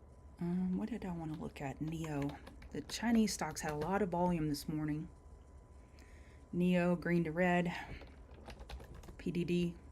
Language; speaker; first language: English; native; English